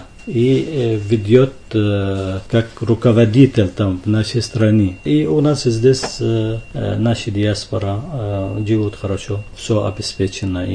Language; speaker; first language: Russian; non-native, fluent; Arabic